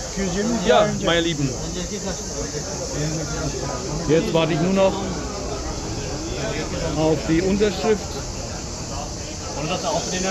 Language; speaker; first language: German; early bilingual, other home language; Turkish